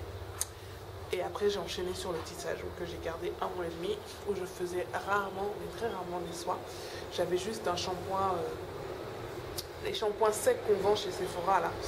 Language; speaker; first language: French; non-native, local second language; Wolof